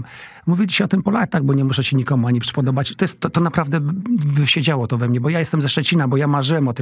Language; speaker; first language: Polish; native; Polish